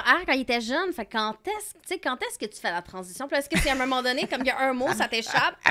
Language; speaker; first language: French; early bilingual, other home language; Arabic